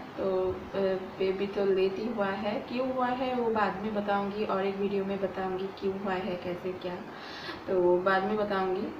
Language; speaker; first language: Hindi; non-native, local second language; Bangla